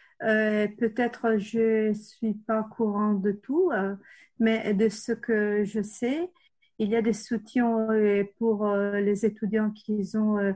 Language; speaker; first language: French; non-native, fluent; Italian